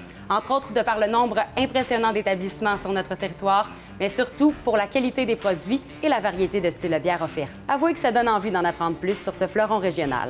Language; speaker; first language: French; native; French